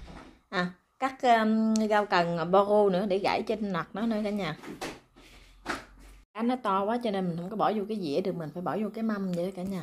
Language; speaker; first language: Vietnamese; native; Vietnamese